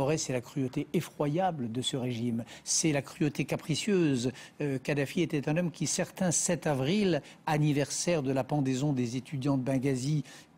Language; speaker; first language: French; native; French